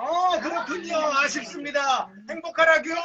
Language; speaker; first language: Korean; native; Korean